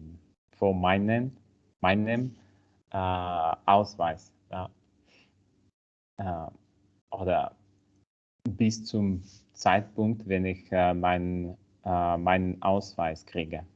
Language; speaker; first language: German; non-native, learner; Italian